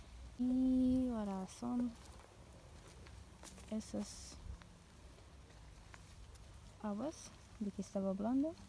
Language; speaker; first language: Spanish; non-native, learner; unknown